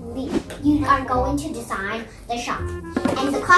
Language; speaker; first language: English; non-native, fluent; Thai